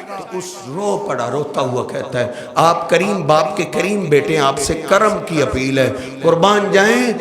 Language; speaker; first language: Urdu; non-native, local second language; Punjabi